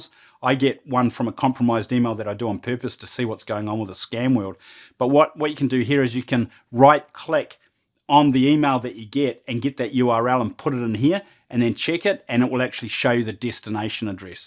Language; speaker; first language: English; native; English